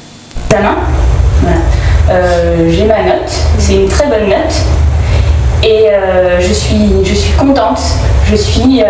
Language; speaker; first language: French; non-native, learner; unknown